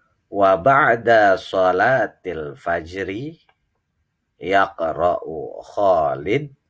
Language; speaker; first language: Arabic; non-native, fluent; Indonesian